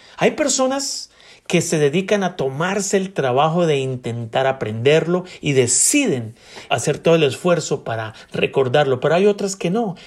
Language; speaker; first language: Spanish; native; Spanish